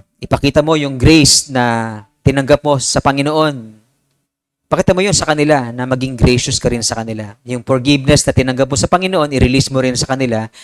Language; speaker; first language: Filipino; native; Filipino